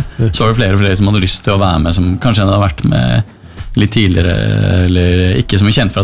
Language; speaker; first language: Norwegian; native; Norwegian